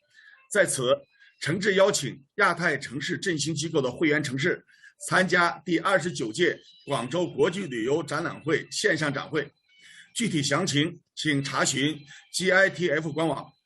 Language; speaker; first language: Chinese; native; Chinese